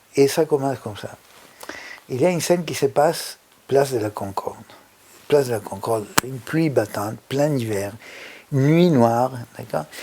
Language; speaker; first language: French; non-native, fluent; Spanish